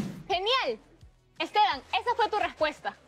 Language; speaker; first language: Spanish; native; Spanish